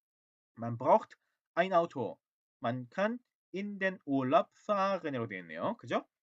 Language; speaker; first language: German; non-native, fluent; Korean